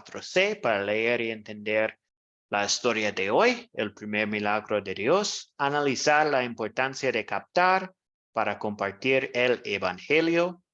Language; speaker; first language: Spanish; non-native, fluent; English